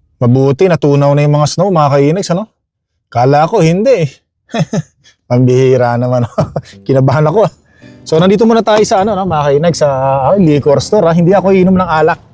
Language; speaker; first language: Filipino; native; Filipino